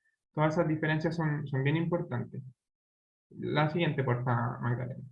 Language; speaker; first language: Spanish; native; Spanish